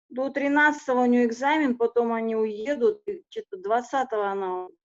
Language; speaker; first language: Russian; non-native, local second language; Kazakh